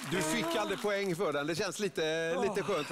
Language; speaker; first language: Swedish; native; Swedish